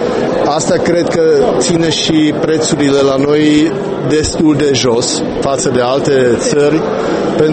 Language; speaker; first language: Romanian; non-native, fluent; Czech